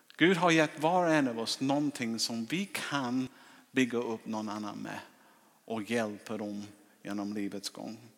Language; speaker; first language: Swedish; non-native, fluent; English